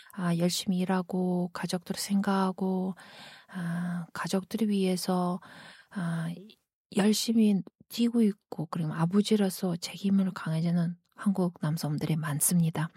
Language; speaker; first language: Korean; non-native, fluent; Kyrgyz